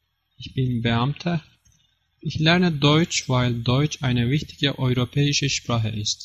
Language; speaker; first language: German; non-native, learner; Turkish